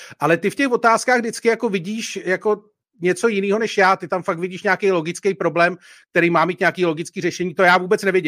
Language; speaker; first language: Czech; native; Czech